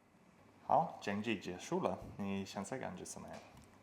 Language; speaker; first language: Chinese; non-native, learner; English